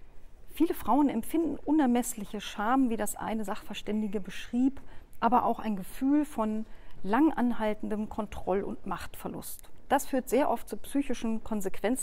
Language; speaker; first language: German; native; German